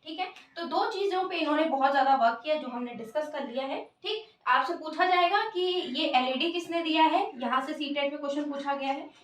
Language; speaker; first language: Hindi; native; Hindi